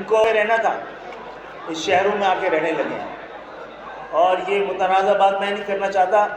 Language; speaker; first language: Urdu; native; Urdu